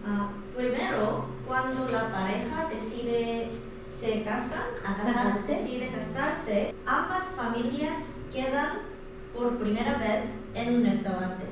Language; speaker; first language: Spanish; non-native, learner; Korean